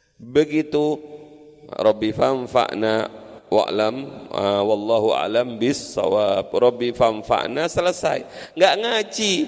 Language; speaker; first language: Indonesian; non-native, local second language; Madurese